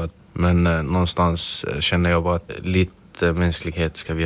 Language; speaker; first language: Swedish; non-native, fluent; Arabic